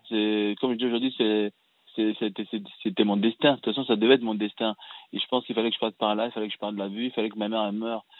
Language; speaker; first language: French; early bilingual, other home language; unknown